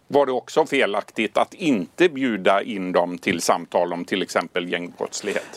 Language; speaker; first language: Swedish; native; Swedish